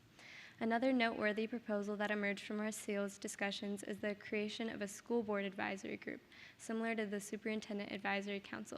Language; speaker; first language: English; native; English